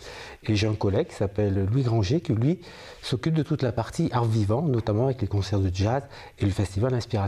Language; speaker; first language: French; native; French